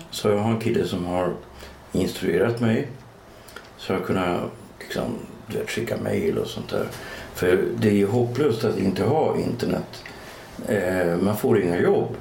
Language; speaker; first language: Swedish; native; Swedish